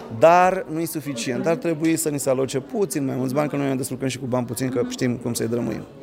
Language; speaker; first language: Romanian; native; Romanian